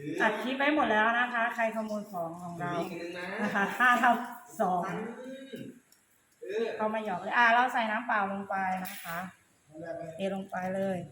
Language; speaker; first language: Thai; native; Thai